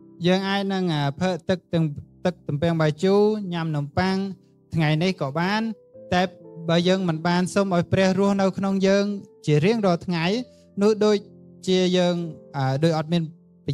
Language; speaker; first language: Khmer; native; Khmer